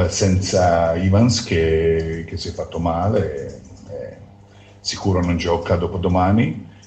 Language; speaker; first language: Italian; non-native, fluent; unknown